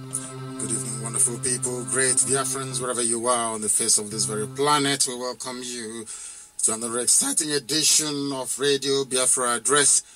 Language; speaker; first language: English; non-native, local second language; Igbo